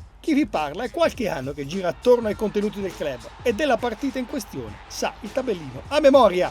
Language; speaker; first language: Italian; native; Italian